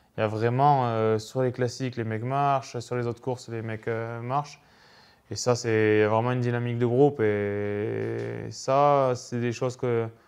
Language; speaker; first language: French; native; French